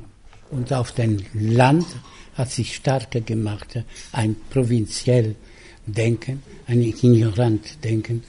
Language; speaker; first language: German; non-native, fluent; Italian